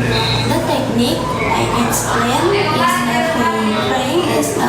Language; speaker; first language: English; non-native, learner; Indonesian